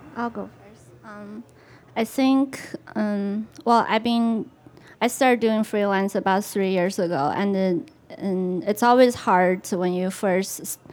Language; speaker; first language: English; non-native, fluent; Chinese